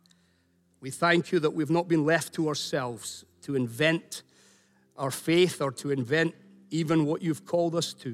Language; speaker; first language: English; native; English